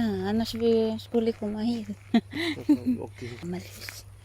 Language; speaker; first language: Swedish; non-native, learner; Filipino